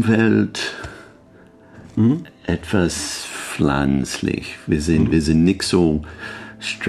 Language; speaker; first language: German; non-native, learner; English